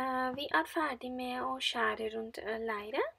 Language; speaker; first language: Norwegian; non-native, fluent; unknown